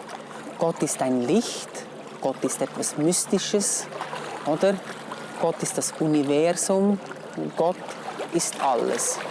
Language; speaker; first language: German; non-native, fluent; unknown